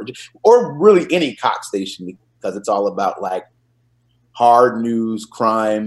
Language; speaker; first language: English; native; English